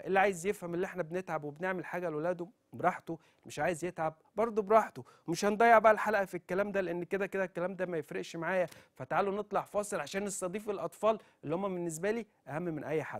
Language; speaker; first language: Arabic; native; Arabic